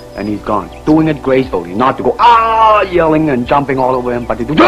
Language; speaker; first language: English; non-native, local second language; Cantonese